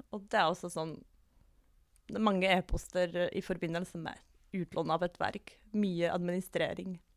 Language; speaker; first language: Norwegian; non-native, fluent; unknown